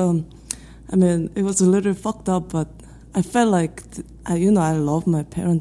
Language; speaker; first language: English; non-native, fluent; Korean